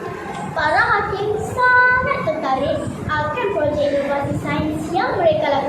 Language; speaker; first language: Malay; native; Malay